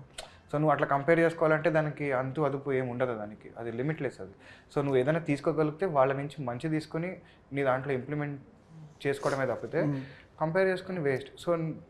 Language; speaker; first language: Telugu; native; Telugu